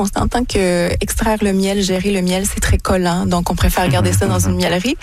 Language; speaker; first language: French; native; French